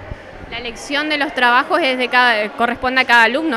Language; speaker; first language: Spanish; native; Spanish